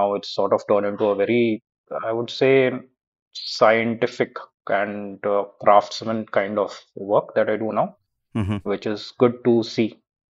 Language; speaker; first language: English; non-native, local second language; Urdu